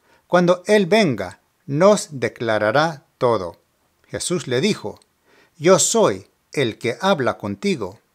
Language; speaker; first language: Spanish; early bilingual, heritage; Spanish